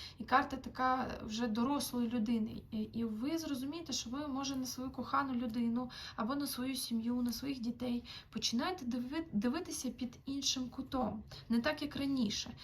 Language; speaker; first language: Ukrainian; non-native, local second language; Russian